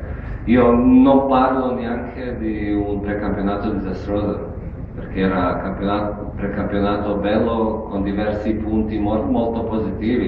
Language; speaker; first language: Italian; non-native, fluent; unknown